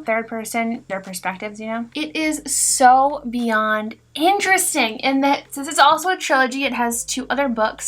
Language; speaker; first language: English; native; English